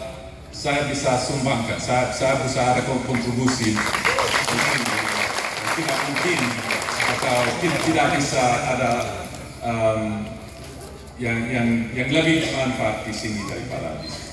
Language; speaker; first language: Indonesian; non-native, fluent; English